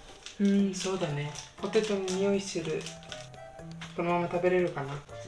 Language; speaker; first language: Japanese; non-native, learner; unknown